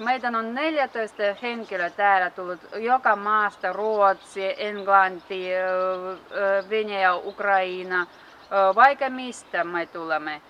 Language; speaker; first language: Finnish; non-native, learner; Russian